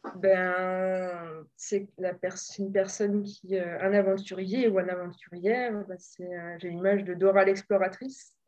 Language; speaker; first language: French; native; French